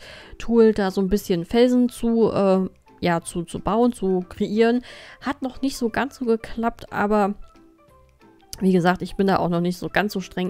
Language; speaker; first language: German; native; German